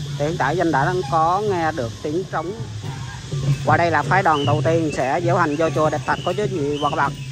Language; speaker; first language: Vietnamese; non-native, local second language; Khmer